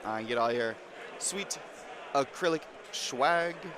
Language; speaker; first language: English; native; English